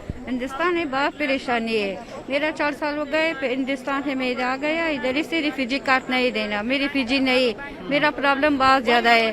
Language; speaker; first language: Hindi; non-native, learner; Persian